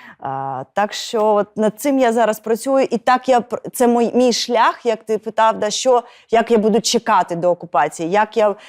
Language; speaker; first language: Ukrainian; non-native, local second language; Russian